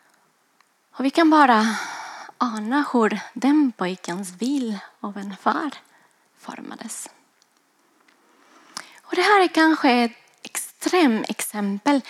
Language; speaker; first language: Swedish; non-native, fluent; Spanish